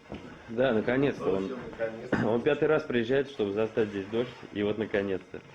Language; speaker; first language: Russian; native; Russian